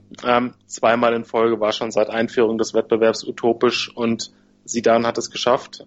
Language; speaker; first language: German; native; German